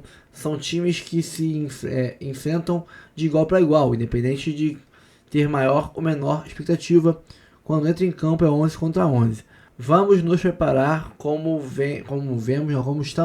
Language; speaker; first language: Portuguese; native; Portuguese